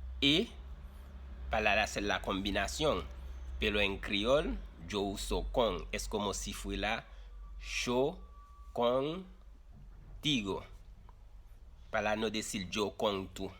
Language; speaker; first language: Spanish; non-native, fluent; Haitian Creole